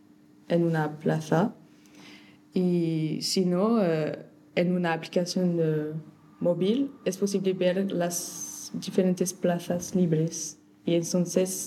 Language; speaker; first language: Spanish; non-native, fluent; French